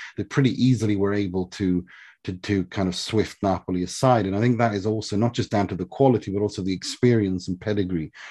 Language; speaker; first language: English; early bilingual, other home language; Swedish